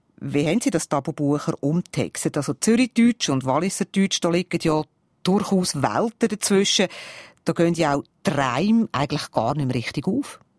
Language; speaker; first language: German; native; German